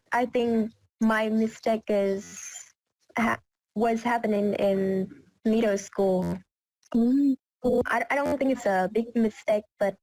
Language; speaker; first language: English; non-native, learner; Vietnamese